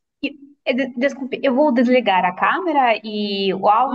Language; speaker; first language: Portuguese; non-native, fluent; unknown